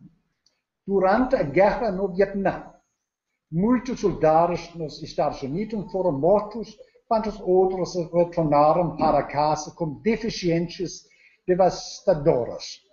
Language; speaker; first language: Portuguese; non-native, learner; Danish